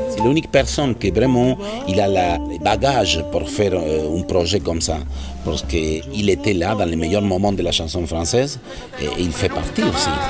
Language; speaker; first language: French; non-native, fluent; Spanish